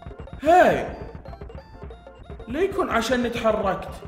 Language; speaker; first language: Arabic; native; Arabic